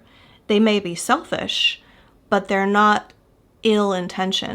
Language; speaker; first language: English; native; English